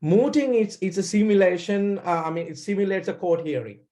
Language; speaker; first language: English; non-native, local second language; Sinhala